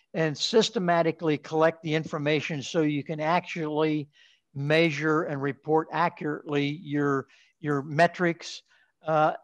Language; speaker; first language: English; native; English